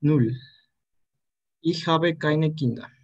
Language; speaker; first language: German; non-native, learner; Spanish